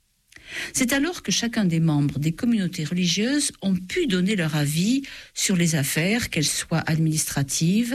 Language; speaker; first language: French; native; French